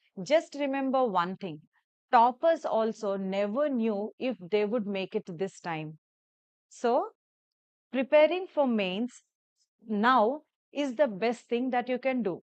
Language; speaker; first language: English; non-native, local second language; Telugu